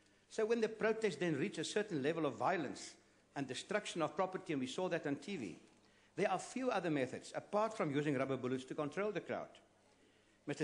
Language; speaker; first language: English; non-native, local second language; Afrikaans